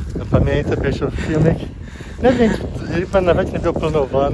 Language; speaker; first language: Polish; non-native, learner; Portuguese